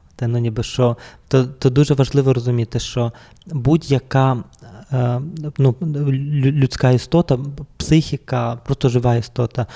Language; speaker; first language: Ukrainian; native; Ukrainian